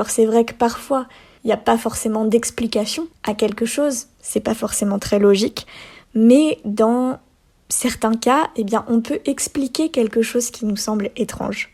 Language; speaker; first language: French; native; French